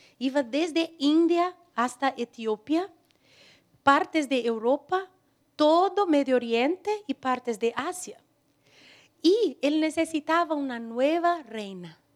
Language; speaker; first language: Spanish; non-native, fluent; Portuguese